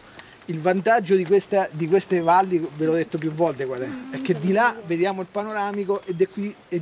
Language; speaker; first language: Italian; native; Italian